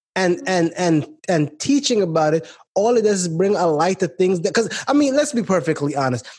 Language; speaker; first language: English; native; English